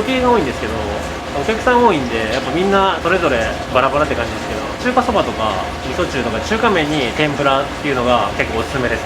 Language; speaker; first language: Japanese; native; Japanese